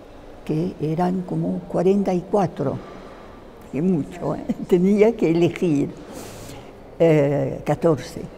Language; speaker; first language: Spanish; non-native, fluent; French